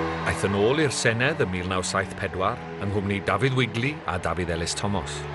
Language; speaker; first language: Welsh; native; Welsh